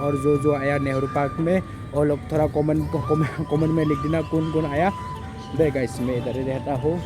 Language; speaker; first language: Hindi; non-native, local second language; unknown